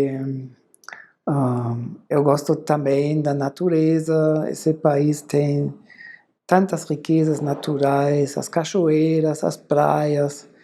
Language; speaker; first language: Portuguese; non-native, fluent; German